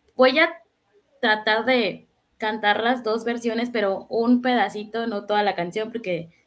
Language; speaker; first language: Spanish; native; Spanish